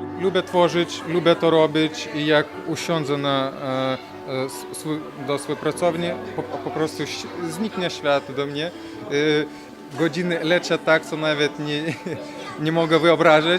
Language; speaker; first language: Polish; non-native, learner; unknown